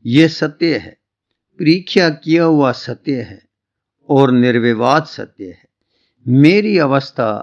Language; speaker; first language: Hindi; non-native, local second language; Punjabi